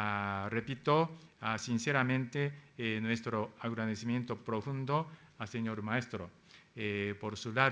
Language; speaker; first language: Spanish; non-native, fluent; Japanese